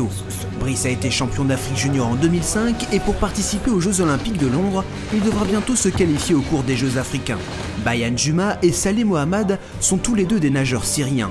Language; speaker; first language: French; native; French